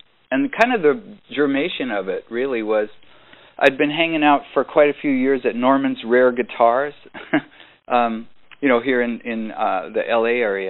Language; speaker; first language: English; native; English